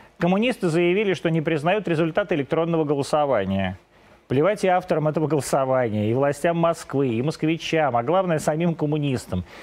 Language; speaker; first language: Russian; native; Russian